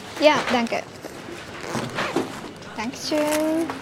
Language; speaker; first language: German; non-native, fluent; Japanese